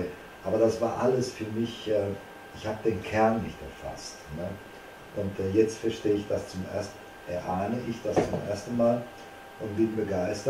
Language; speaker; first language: German; non-native, fluent; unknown